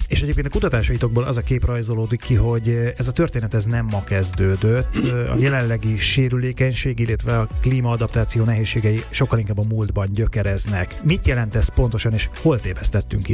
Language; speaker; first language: Hungarian; native; Hungarian